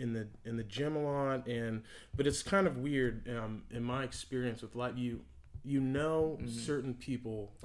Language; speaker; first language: English; native; English